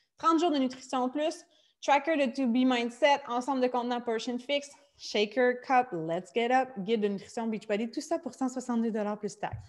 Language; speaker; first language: French; native; French